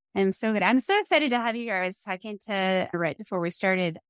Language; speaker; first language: English; native; English